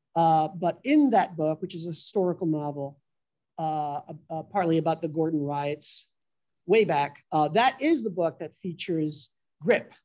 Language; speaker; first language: English; native; English